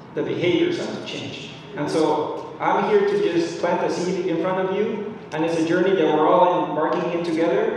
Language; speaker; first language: English; non-native, fluent; Spanish